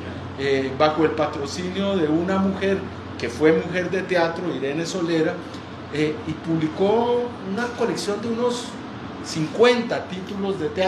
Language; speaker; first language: Spanish; native; Spanish